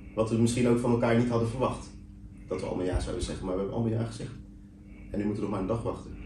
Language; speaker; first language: Dutch; native; Dutch